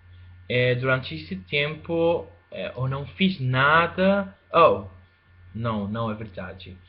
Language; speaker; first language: Portuguese; non-native, fluent; Spanish